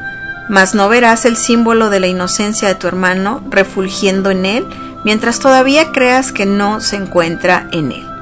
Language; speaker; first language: Spanish; native; Spanish